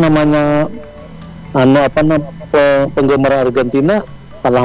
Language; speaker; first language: Indonesian; native; Indonesian